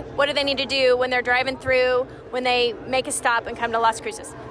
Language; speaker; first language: English; native; English